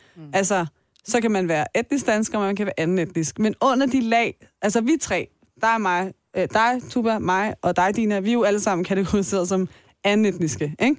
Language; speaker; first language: Danish; native; Danish